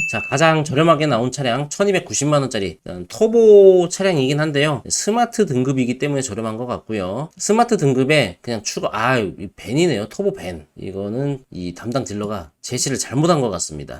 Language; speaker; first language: Korean; native; Korean